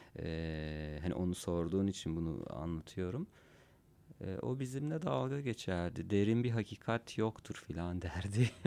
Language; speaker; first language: Turkish; non-native, local second language; Kurdish